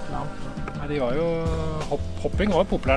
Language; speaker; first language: Norwegian; native; Norwegian